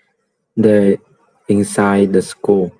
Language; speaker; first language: English; non-native, learner; Vietnamese